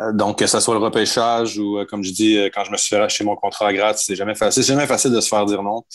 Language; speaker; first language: French; native; French